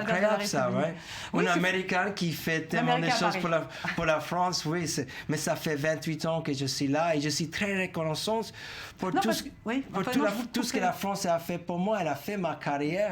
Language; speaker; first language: French; non-native, fluent; English